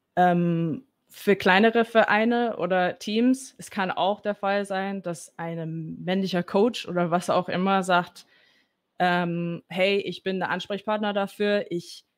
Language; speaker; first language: German; non-native, fluent; English